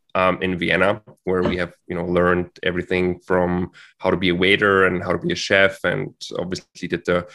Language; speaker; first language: English; non-native, fluent; German